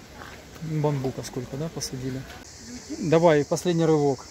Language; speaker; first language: Russian; native; Russian